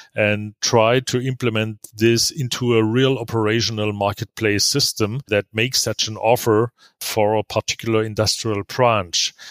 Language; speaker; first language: English; non-native, fluent; German